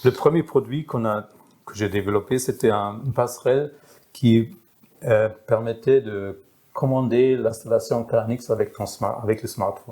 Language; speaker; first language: French; non-native, fluent; German